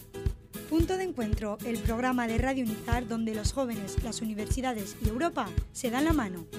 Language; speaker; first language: Spanish; native; Spanish